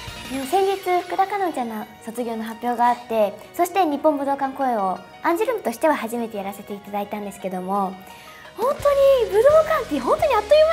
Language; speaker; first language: Japanese; native; Japanese